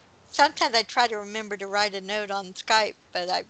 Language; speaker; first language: English; native; English